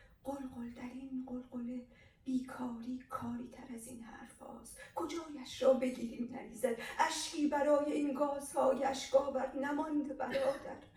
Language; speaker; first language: Persian; non-native, local second language; Azerbaijani